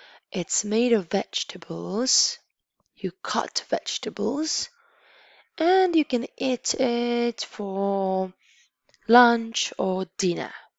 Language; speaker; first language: English; non-native, fluent; Polish